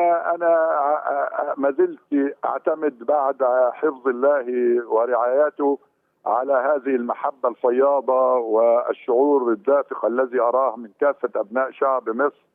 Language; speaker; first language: Arabic; native; Arabic